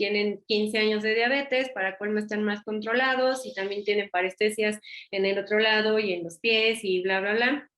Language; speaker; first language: Spanish; native; Spanish